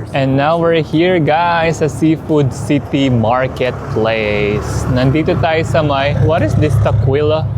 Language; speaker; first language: Filipino; non-native, local second language; Pampanga